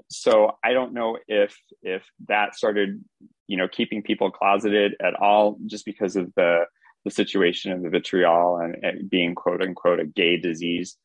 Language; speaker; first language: English; native; English